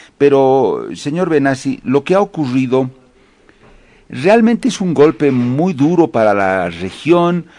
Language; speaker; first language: Spanish; native; Spanish